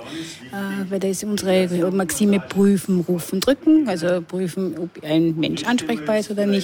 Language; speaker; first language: German; native; German